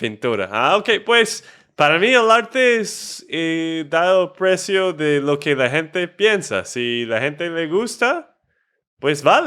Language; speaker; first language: Spanish; non-native, fluent; English